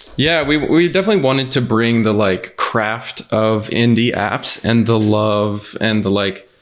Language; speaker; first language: English; native; English